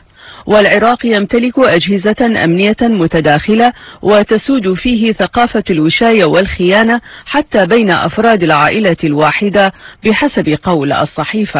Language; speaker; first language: Arabic; native; Arabic